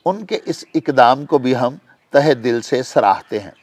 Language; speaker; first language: Urdu; non-native, local second language; Punjabi